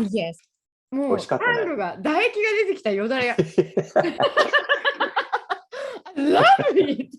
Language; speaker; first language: Japanese; native; Japanese